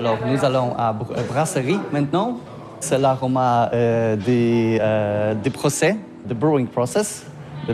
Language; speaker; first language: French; non-native, learner; Polish